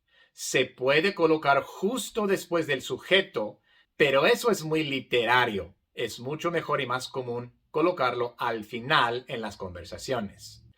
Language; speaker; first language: Spanish; non-native, fluent; English